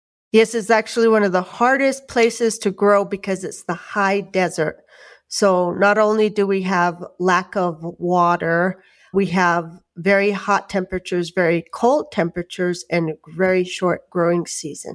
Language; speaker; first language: English; native; English